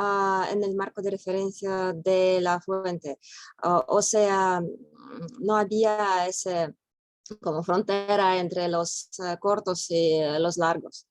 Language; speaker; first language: Spanish; non-native, fluent; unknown